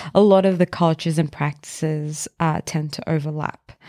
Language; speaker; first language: English; early bilingual, other home language; Hindi